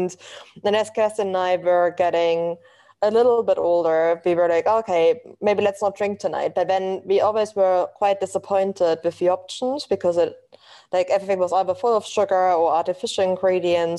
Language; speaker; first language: English; non-native, fluent; German